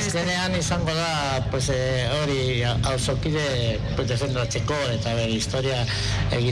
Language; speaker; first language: Basque; non-native, local second language; Spanish